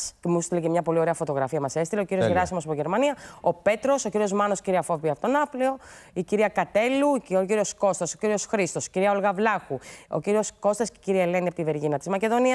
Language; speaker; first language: Greek; native; Greek